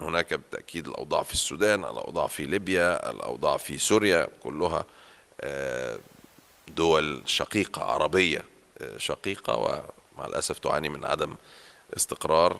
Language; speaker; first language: Arabic; native; Arabic